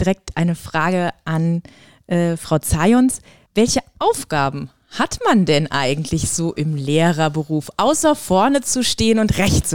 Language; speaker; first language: German; native; German